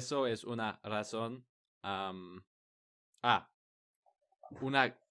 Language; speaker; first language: Spanish; non-native, learner; English